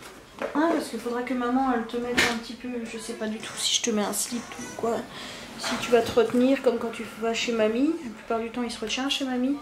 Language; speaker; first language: French; native; French